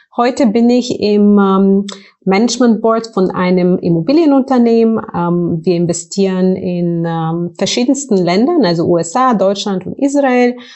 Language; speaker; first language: German; non-native, fluent; Bulgarian